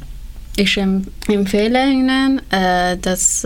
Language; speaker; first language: German; non-native, learner; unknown